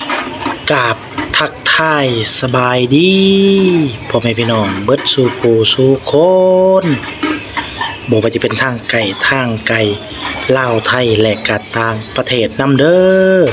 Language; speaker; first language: Thai; non-native, local second language; Lao